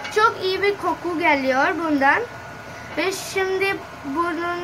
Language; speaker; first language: Turkish; non-native, learner; Urdu